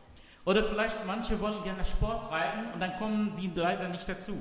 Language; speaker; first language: German; non-native, fluent; Arabic